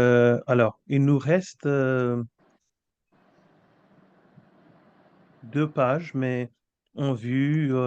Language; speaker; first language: French; non-native, fluent; Bangla